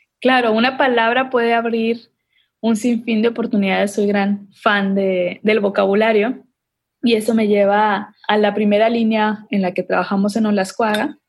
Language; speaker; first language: Spanish; native; Spanish